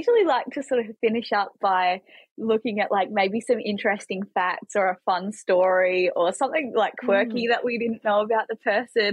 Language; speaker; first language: English; native; English